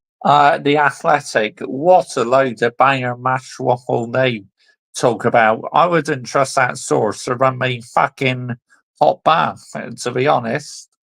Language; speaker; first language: English; native; English